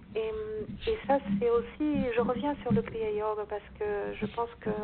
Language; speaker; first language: French; non-native, fluent; Portuguese